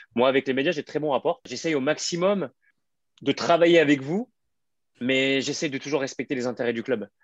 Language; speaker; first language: French; native; French